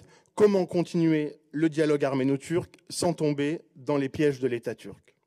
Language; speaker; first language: French; native; French